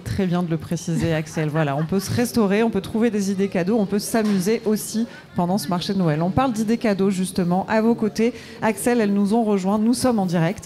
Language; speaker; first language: French; native; French